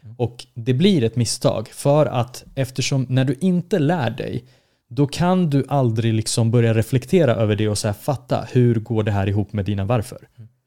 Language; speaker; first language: Swedish; early bilingual, other home language; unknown